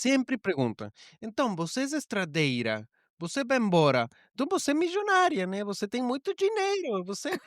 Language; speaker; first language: Portuguese; non-native, learner; Spanish